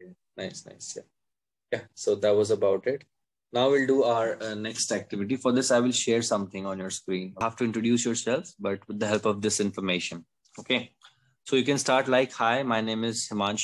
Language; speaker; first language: English; non-native, local second language; Hindi